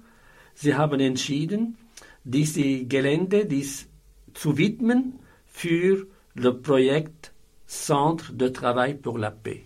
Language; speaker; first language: German; non-native, fluent; Arabic